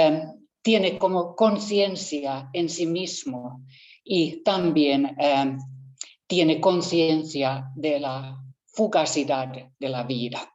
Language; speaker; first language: Spanish; non-native, fluent; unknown